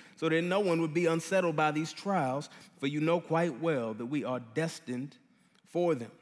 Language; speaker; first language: English; native; English